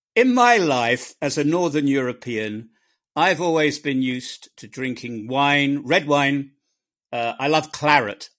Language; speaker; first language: English; native; English